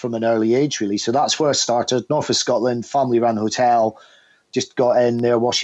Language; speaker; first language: English; native; English